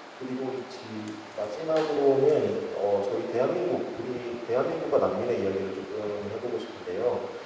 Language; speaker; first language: Korean; native; Korean